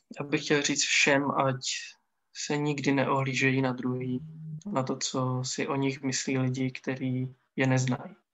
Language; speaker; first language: Czech; non-native, local second language; Romany